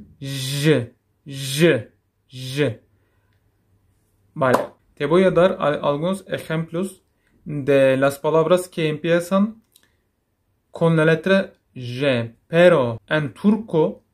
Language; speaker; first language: Spanish; non-native, fluent; Turkish